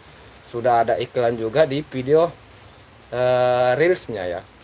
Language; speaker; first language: Indonesian; native; Indonesian